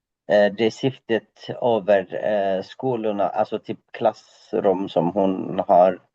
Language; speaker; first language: Swedish; non-native, fluent; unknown